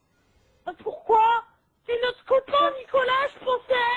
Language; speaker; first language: French; native; French